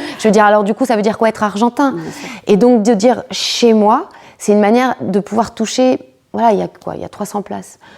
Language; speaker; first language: French; early bilingual, other home language; Spanish